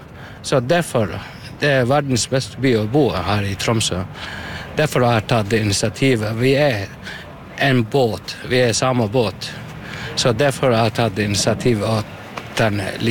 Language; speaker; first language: Norwegian; non-native, learner; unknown